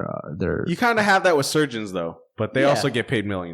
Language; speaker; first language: English; native; English